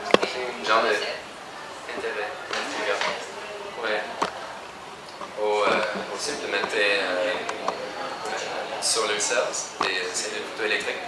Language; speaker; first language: Spanish; non-native, learner; French